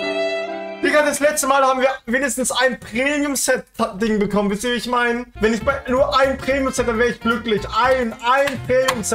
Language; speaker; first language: German; native; German